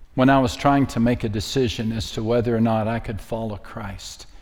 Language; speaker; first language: English; native; English